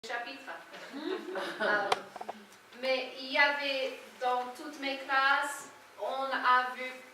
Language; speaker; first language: French; non-native, fluent; English